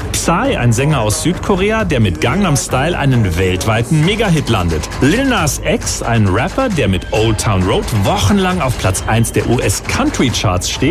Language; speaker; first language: German; native; German